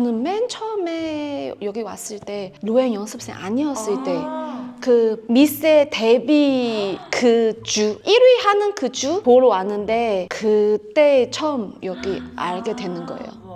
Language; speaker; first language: Korean; non-native, fluent; Chinese